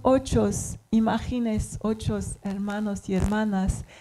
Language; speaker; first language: Spanish; non-native, learner; English